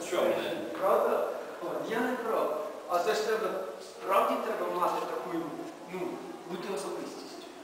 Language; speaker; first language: Ukrainian; native; Ukrainian